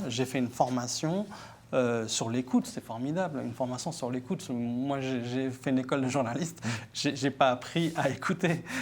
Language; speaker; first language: French; early bilingual, other home language; Arabic